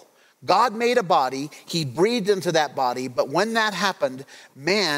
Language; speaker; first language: English; native; English